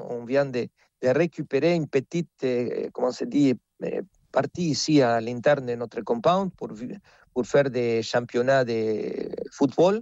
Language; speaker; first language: French; non-native, fluent; Spanish